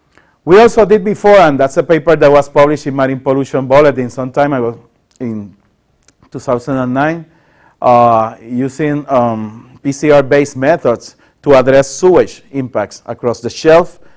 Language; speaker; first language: English; non-native, local second language; Spanish